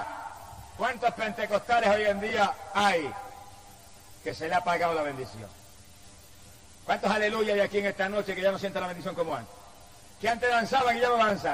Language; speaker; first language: Spanish; native; Spanish